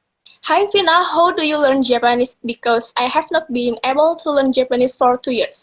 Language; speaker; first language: English; non-native, learner; Indonesian